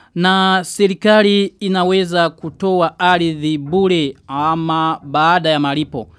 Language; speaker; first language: Swahili; non-native, local second language; Rundi